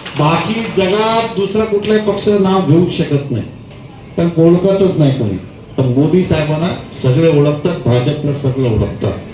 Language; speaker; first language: Marathi; non-native, local second language; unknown